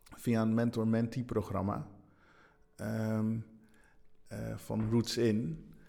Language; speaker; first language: Dutch; early bilingual, other home language; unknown